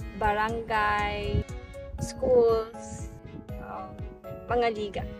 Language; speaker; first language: Filipino; native; Filipino